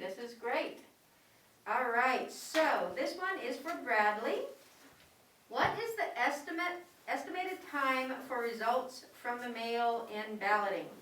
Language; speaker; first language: English; native; English